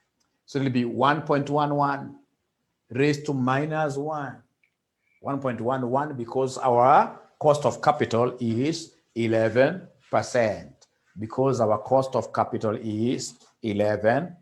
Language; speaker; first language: English; non-native, local second language; Swahili